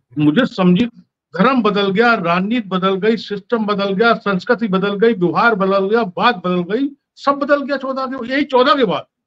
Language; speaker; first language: Hindi; native; Hindi